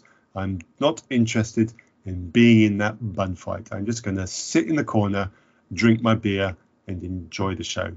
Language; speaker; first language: English; native; English